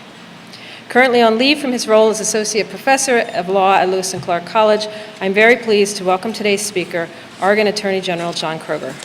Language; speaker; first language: English; native; English